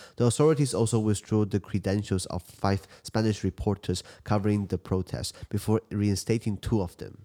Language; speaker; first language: English; non-native, fluent; Chinese